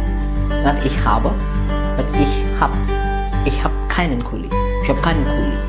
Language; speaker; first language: German; non-native, fluent; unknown